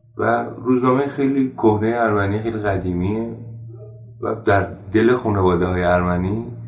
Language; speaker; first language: Persian; non-native, local second language; Armenian